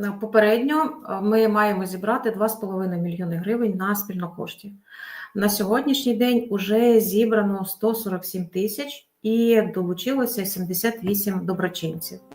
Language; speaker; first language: Ukrainian; native; Ukrainian